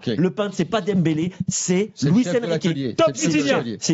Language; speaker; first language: French; native; French